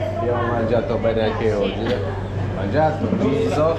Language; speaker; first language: Italian; native; Italian